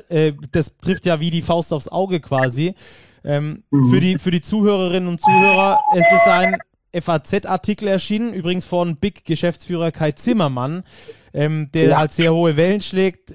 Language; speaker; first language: German; native; German